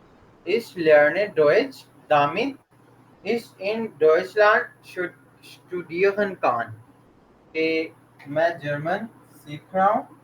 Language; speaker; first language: German; non-native, fluent; Hindi